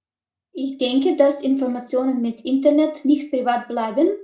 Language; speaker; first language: German; non-native, learner; Macedonian